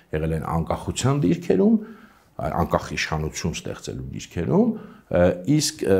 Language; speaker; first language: Armenian; native; Armenian